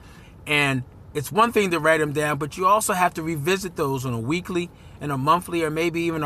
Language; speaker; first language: English; native; English